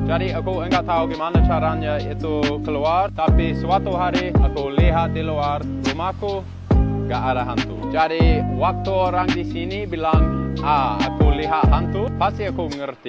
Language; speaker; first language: Indonesian; non-native, learner; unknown